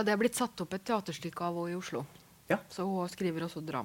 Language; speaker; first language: Norwegian; native; Norwegian